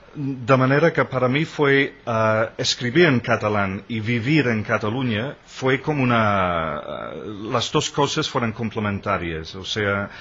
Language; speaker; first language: Spanish; non-native, fluent; English